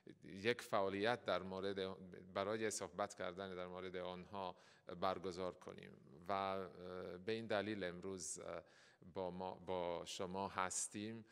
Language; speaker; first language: Persian; non-native, fluent; Italian